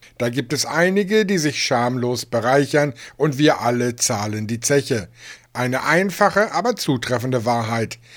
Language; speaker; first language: German; native; German